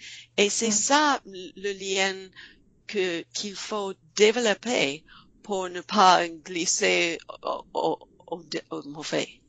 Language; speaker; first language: French; non-native, fluent; English